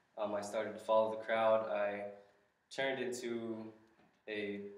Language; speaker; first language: English; native; English